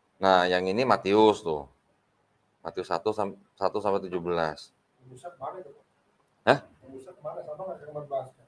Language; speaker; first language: Indonesian; native; Indonesian